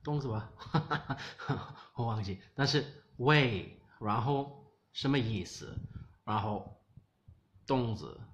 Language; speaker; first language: Chinese; non-native, learner; English